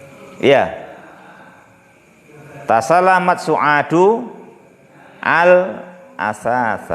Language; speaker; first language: Arabic; non-native, fluent; Indonesian